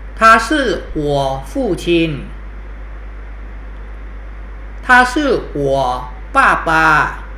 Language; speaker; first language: Chinese; non-native, fluent; Thai